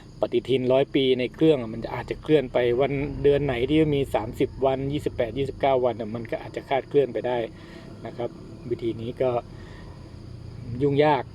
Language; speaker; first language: Thai; native; Thai